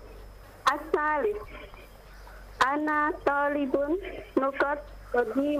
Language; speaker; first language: Arabic; non-native, learner; Indonesian